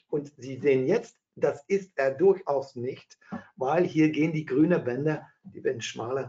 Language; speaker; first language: German; non-native, fluent; Dutch